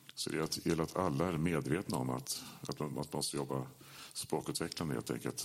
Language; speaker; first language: Swedish; native; Swedish